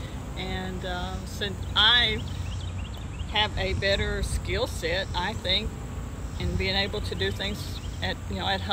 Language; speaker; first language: English; native; English